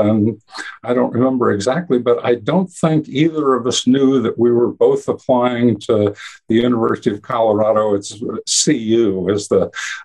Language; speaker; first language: English; native; English